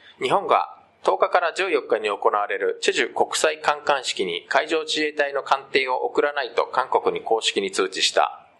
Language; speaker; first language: Japanese; native; Japanese